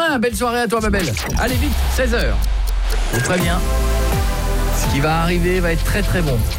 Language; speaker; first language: French; native; French